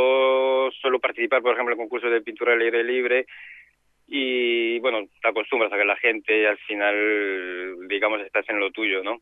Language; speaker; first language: Spanish; native; Spanish